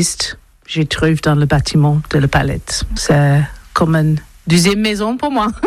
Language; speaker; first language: French; non-native, learner; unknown